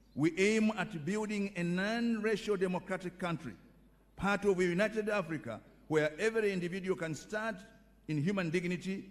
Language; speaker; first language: English; non-native, local second language; Swahili